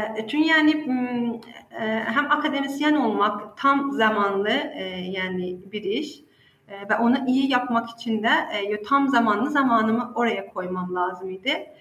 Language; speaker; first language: Turkish; non-native, fluent; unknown